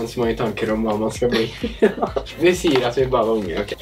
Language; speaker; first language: Norwegian; native; Norwegian